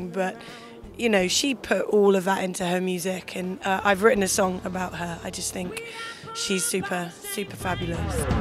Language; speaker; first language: English; native; English